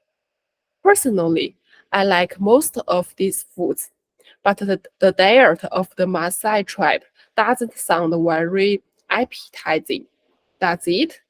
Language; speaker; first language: English; non-native, learner; Chinese